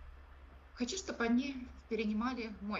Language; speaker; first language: Russian; non-native, local second language; Ukrainian